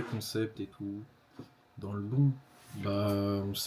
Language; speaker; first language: French; native; French